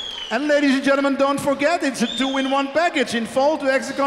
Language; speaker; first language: English; non-native, fluent; Dutch